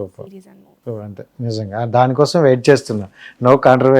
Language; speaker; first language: Telugu; native; Telugu